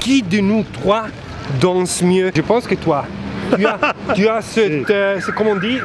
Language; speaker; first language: French; non-native, learner; Spanish